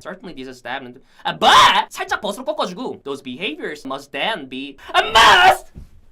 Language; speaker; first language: English; non-native, fluent; Korean